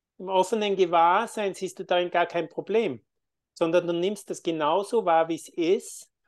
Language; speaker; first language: German; native; German